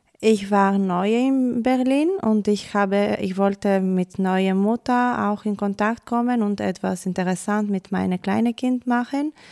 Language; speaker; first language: German; non-native, learner; Greek